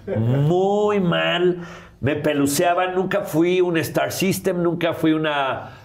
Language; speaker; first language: Spanish; native; Spanish